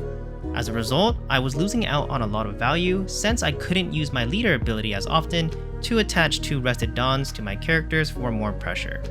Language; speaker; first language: English; native; English